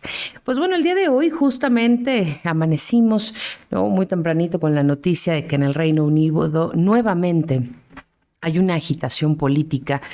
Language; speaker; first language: Spanish; native; Spanish